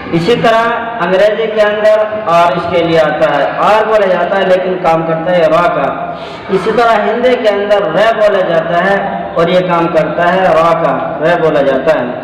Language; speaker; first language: Urdu; native; Urdu